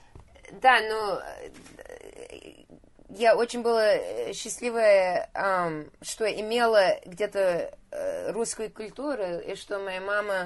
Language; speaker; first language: Russian; early bilingual, heritage; Russian